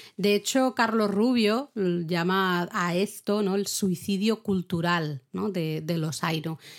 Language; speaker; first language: Spanish; native; Spanish